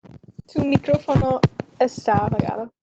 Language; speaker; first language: Spanish; non-native, learner; English